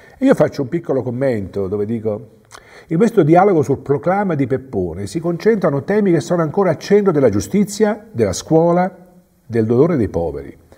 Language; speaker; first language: Italian; native; Italian